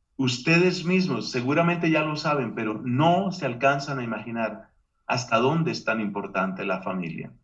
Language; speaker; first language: Spanish; native; Spanish